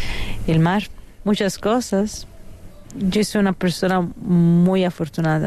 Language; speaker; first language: Spanish; non-native, fluent; Italian